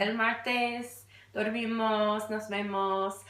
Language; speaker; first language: Spanish; non-native, learner; English